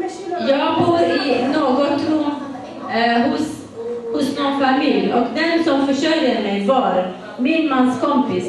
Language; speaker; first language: Swedish; non-native, fluent; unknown